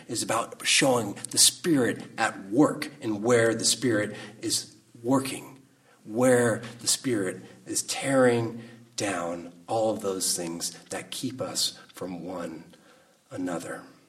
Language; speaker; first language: English; native; English